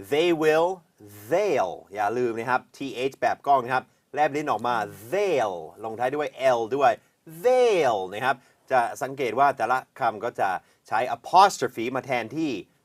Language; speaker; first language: Thai; non-native, fluent; English